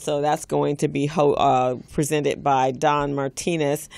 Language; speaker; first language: English; native; English